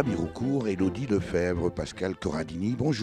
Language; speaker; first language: French; native; French